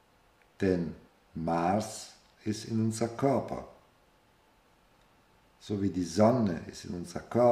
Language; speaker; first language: German; non-native, fluent; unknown